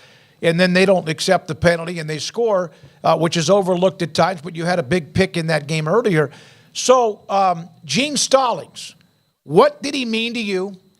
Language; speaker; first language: English; native; English